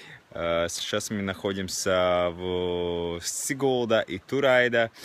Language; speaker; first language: Russian; non-native, local second language; Latvian